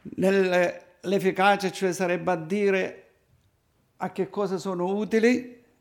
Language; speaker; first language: Italian; native; Italian